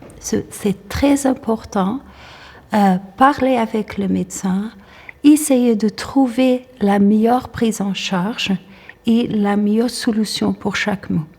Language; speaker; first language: French; non-native, fluent; Portuguese